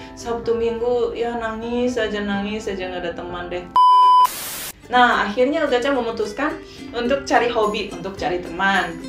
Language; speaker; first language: Indonesian; non-native, fluent; Japanese